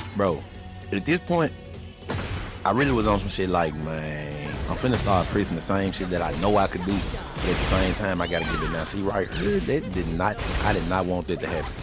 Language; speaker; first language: English; native; English